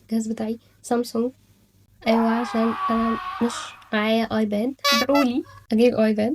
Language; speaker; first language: Arabic; native; Arabic